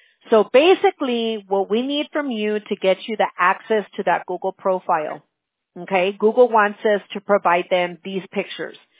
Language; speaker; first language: English; early bilingual, other home language; Spanish